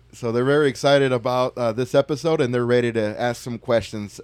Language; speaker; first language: English; early bilingual, other home language; Spanish